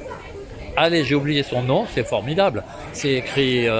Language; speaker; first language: French; native; French